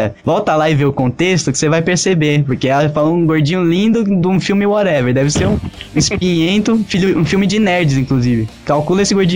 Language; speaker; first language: Portuguese; native; Portuguese